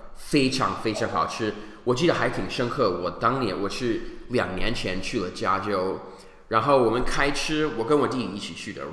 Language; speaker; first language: Chinese; non-native, fluent; English